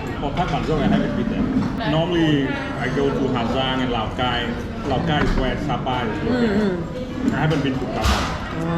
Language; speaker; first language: English; non-native, fluent; Vietnamese